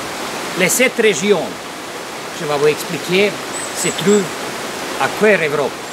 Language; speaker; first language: French; non-native, fluent; Serbian